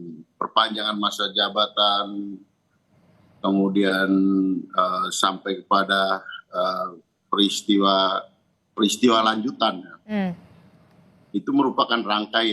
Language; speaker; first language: Indonesian; native; Indonesian